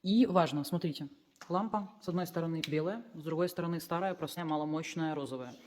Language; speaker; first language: Russian; non-native, local second language; Ukrainian